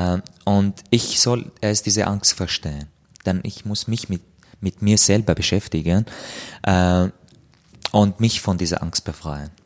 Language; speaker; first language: German; non-native, fluent; Arabic